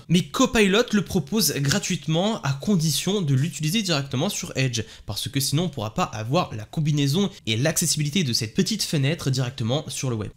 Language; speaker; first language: French; native; French